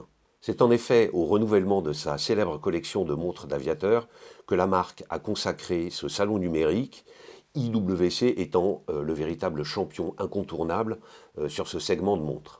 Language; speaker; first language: French; native; French